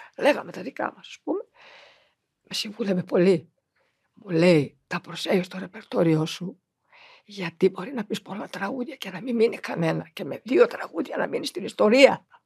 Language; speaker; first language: Greek; early bilingual, heritage; Greek